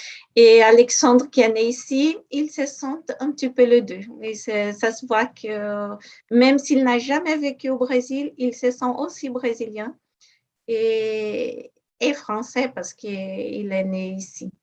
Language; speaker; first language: French; non-native, fluent; Portuguese